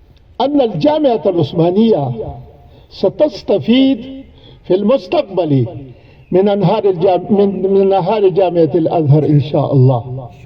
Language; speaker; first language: Arabic; non-native, fluent; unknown